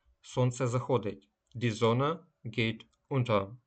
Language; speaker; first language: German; non-native, fluent; Ukrainian